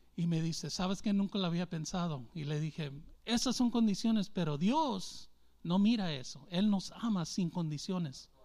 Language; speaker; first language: Spanish; early bilingual, heritage; English